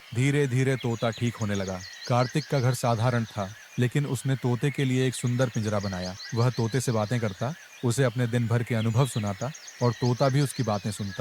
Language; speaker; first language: Hindi; native; Hindi